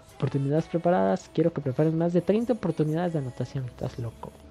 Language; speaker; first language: Spanish; native; Spanish